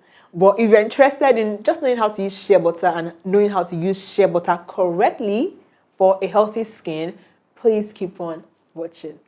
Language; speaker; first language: English; non-native, local second language; Igbo